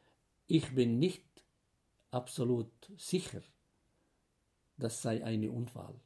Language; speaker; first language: German; non-native, fluent; Arabic